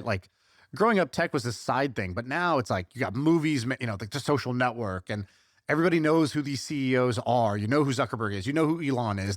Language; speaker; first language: English; native; English